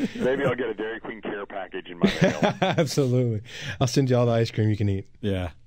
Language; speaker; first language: English; native; English